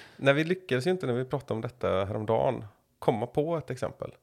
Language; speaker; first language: Swedish; native; Swedish